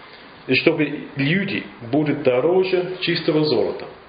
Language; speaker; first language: Russian; non-native, fluent; English